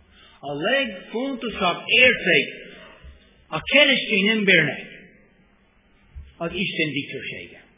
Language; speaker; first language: Hungarian; non-native, fluent; English